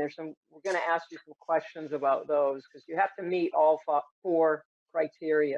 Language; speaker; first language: English; native; English